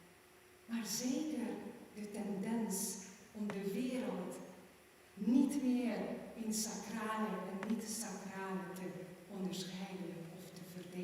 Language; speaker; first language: Dutch; non-native, fluent; German